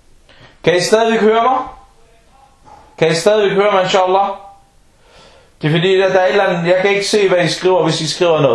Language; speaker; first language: Danish; early bilingual, other home language; Urdu